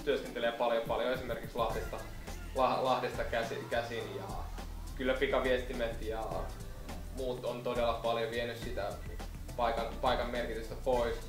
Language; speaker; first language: Finnish; native; Finnish